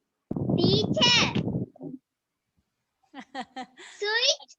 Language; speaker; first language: English; non-native, learner; Sinhala